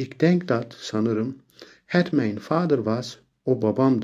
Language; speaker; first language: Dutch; non-native, fluent; Turkish